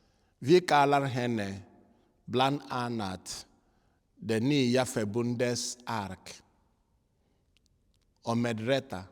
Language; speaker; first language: Swedish; non-native, fluent; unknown